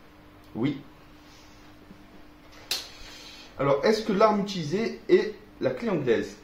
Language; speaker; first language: French; native; French